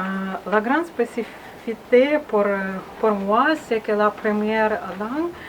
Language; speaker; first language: French; non-native, learner; Russian